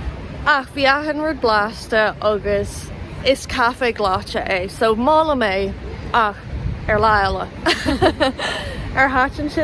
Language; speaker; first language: Irish; non-native, local second language; English